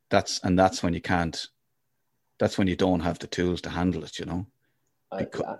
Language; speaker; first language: English; native; English